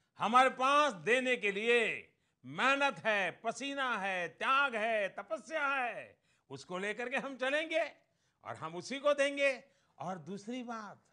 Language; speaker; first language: Hindi; non-native, local second language; Gujarati